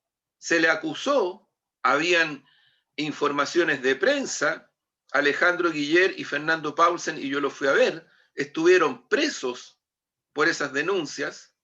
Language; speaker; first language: Spanish; native; Spanish